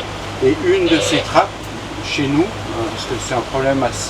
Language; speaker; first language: French; native; French